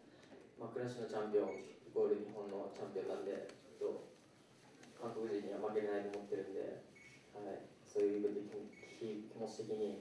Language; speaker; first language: Japanese; native; Japanese